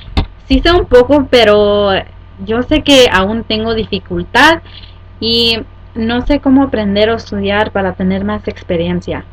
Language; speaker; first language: Spanish; early bilingual, heritage; Spanish